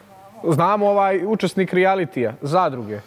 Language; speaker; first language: Serbian; native; Serbian